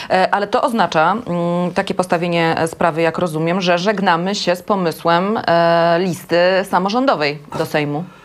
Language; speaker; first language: Polish; native; Polish